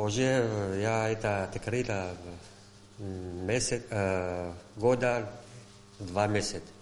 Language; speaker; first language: Russian; non-native, learner; Arabic